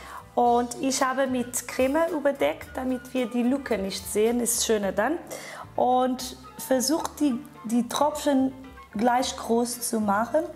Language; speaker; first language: German; non-native, fluent; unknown